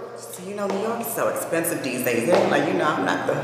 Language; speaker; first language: English; native; English